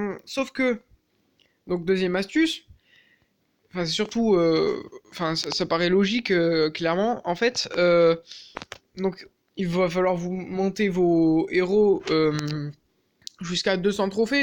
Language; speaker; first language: French; native; French